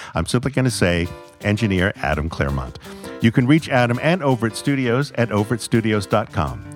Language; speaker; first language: English; native; English